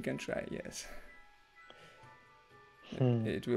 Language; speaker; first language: English; non-native, learner; Russian